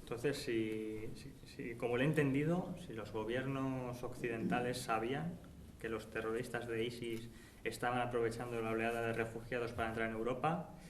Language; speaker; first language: Spanish; native; Spanish